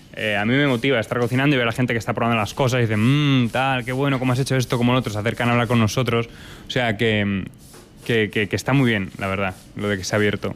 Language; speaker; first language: Spanish; native; Spanish